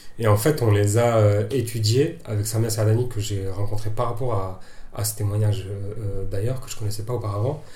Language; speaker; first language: French; native; French